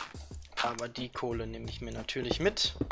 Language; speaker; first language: German; native; German